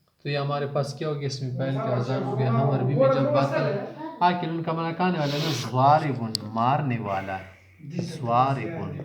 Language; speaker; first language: Urdu; native; Urdu